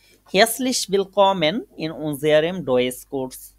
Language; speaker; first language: German; non-native, fluent; Bangla